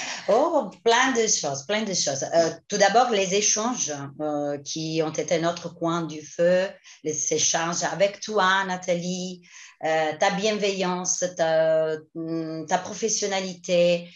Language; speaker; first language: French; non-native, fluent; Italian